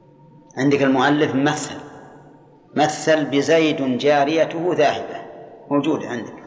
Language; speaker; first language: Arabic; native; Arabic